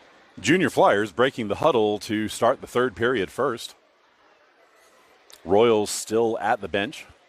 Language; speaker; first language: English; native; English